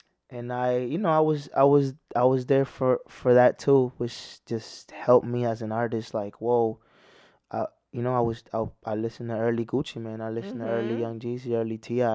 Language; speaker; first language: English; early bilingual, other home language; Spanish